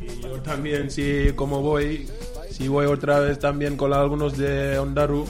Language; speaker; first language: Spanish; non-native, fluent; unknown